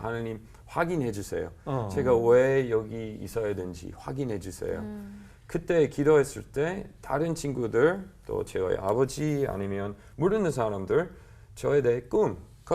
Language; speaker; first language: Korean; non-native, learner; English